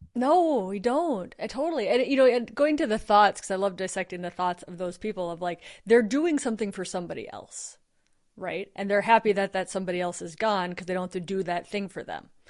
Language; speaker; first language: English; native; English